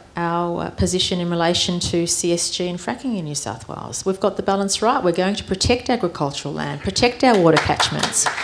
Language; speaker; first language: English; early bilingual, other home language; Armenian